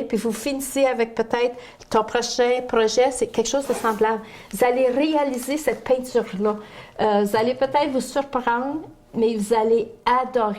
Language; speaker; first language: French; native; French